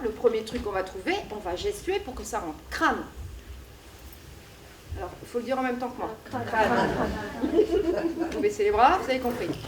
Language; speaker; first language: French; native; French